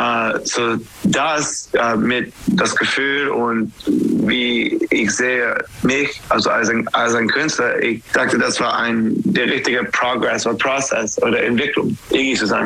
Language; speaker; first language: German; non-native, learner; English